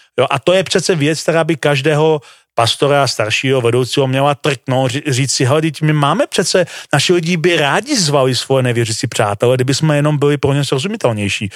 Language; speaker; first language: Czech; native; Czech